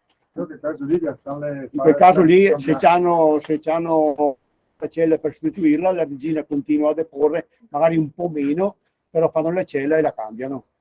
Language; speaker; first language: Italian; native; Italian